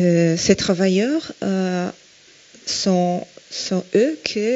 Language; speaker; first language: French; non-native, fluent; Portuguese